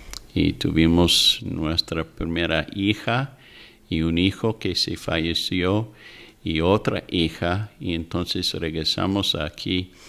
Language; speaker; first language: Spanish; non-native, fluent; English